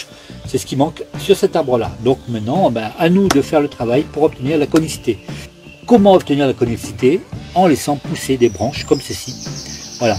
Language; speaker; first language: French; native; French